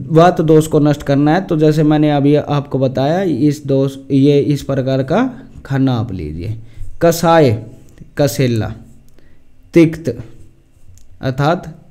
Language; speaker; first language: Hindi; native; Hindi